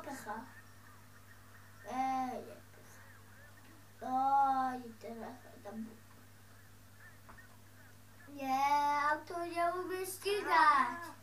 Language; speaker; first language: Polish; early bilingual, heritage; Dutch